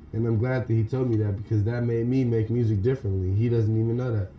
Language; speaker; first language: English; native; English